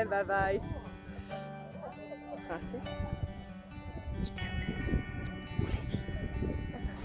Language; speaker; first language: French; native; French